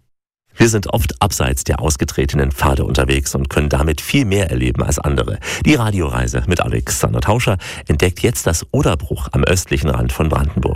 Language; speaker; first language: German; native; German